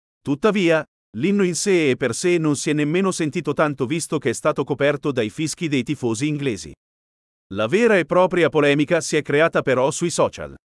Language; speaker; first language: Italian; native; Italian